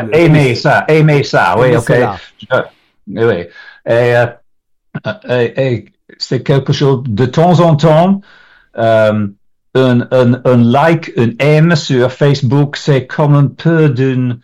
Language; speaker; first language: French; non-native, learner; English